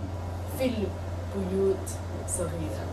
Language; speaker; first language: Arabic; non-native, learner; English